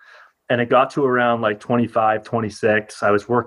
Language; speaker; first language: English; native; English